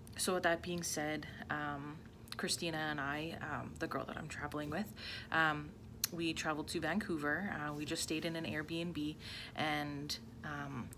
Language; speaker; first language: English; native; English